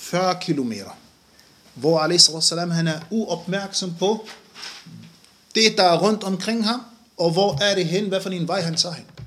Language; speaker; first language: Danish; non-native, fluent; Arabic